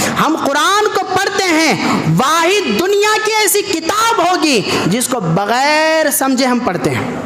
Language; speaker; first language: Urdu; native; Urdu